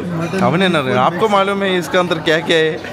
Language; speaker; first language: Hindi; non-native, local second language; Malayalam